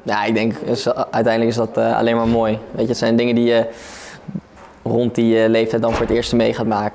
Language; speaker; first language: Dutch; native; Dutch